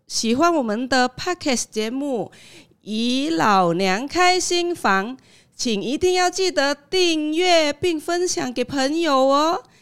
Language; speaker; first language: Chinese; non-native, fluent; Vietnamese